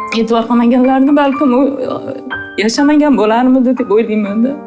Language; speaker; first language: Uzbek; native; Uzbek